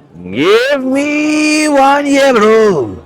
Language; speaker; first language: English; non-native, learner; Lithuanian